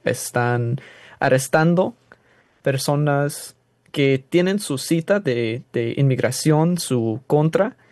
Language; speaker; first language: Spanish; non-native, learner; English